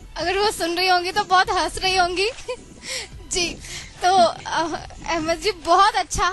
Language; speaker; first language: Hindi; native; Hindi